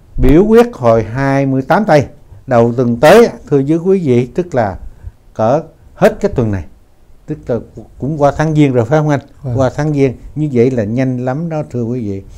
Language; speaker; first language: Vietnamese; native; Vietnamese